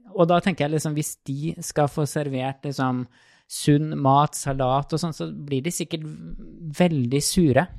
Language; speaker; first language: Norwegian; native; Norwegian